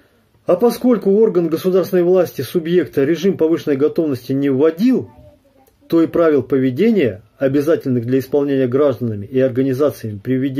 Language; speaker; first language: Russian; native; Russian